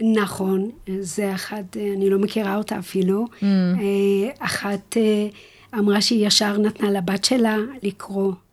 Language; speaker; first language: Hebrew; non-native, fluent; English